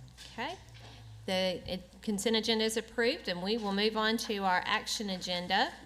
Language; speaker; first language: English; native; English